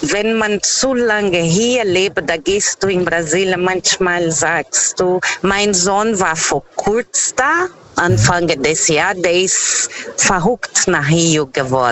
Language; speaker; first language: German; non-native, fluent; Portuguese